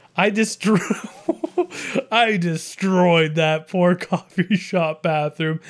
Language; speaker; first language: English; native; English